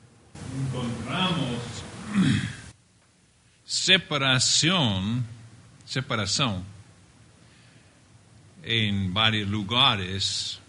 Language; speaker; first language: Spanish; non-native, fluent; Portuguese